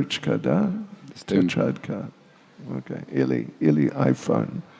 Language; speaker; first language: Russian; non-native, learner; English